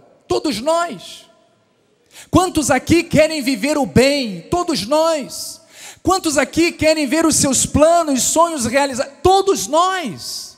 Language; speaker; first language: Portuguese; native; Portuguese